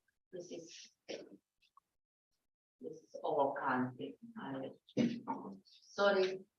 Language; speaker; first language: English; non-native, learner; Slovak